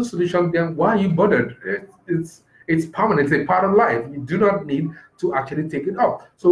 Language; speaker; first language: English; non-native, local second language; Yoruba